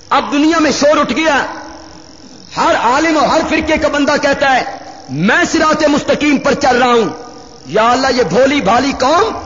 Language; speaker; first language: Urdu; non-native, local second language; Punjabi